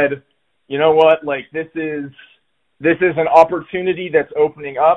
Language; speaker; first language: English; native; English